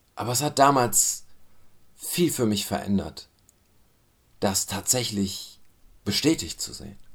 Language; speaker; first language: German; early bilingual, other home language; Turkish